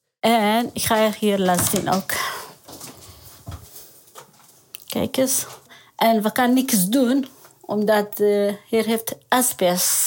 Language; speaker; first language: Dutch; non-native, learner; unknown